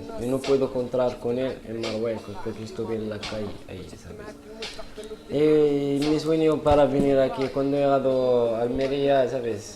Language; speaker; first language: Spanish; early bilingual, other home language; Arabic